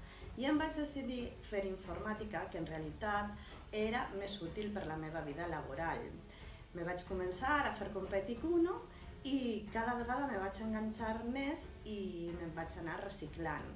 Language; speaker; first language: Catalan; non-native, local second language; Spanish